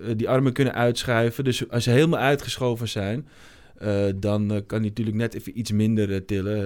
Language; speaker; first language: Dutch; native; Dutch